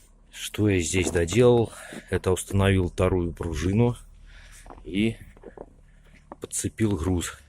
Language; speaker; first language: Russian; native; Russian